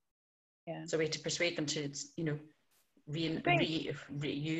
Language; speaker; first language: English; native; English